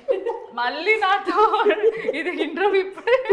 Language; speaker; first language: Telugu; non-native, learner; Malayalam